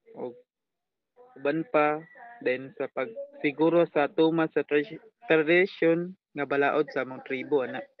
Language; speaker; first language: Cebuano; non-native, local second language; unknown